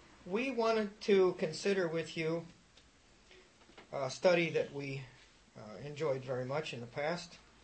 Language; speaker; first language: English; native; English